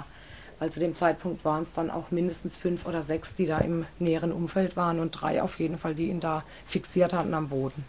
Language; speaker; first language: German; native; German